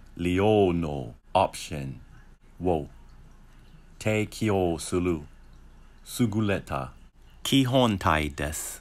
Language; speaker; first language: Japanese; non-native, learner; English